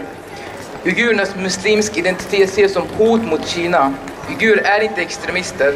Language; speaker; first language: Swedish; non-native, learner; Uyghur